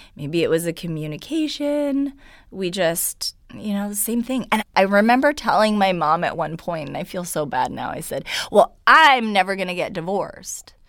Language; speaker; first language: English; non-native, fluent; Hungarian